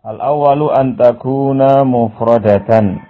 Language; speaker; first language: Arabic; non-native, fluent; Indonesian